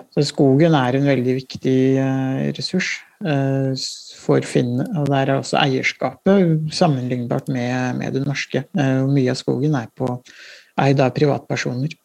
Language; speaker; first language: Norwegian; native; Norwegian